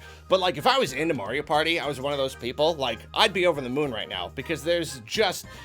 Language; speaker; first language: English; native; English